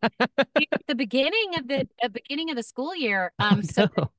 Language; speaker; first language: English; native; English